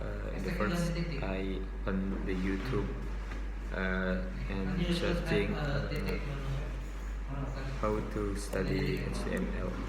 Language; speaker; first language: English; non-native, local second language; Indonesian